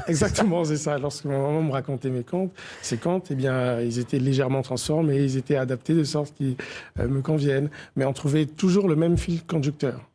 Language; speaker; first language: French; early bilingual, other home language; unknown